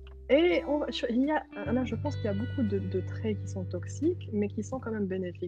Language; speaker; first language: French; non-native, local second language; Arabic